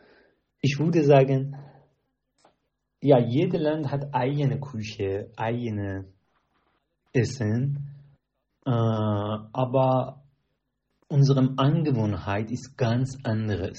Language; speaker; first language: German; non-native, learner; Persian